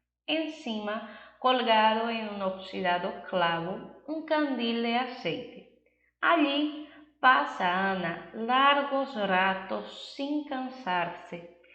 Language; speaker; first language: Spanish; non-native, fluent; Portuguese